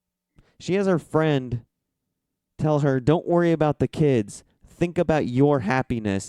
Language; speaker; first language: English; native; English